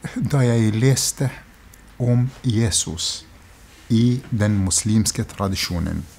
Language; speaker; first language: Norwegian; non-native, fluent; Arabic